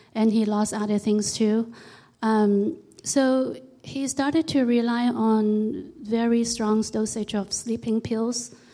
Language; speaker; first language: English; non-native, local second language; Cantonese